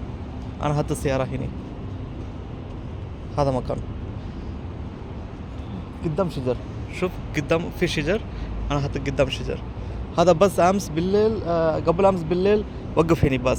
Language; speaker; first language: Arabic; non-native, learner; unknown